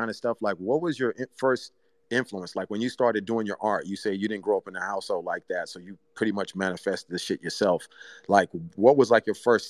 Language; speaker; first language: English; early bilingual, other home language; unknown